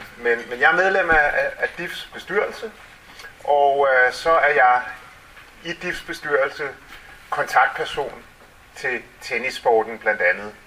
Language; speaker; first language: Danish; early bilingual, other home language; English